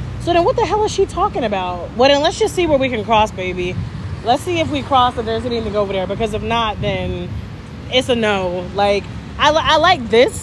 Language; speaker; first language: English; native; English